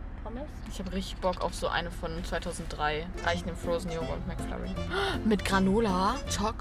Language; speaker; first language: German; native; German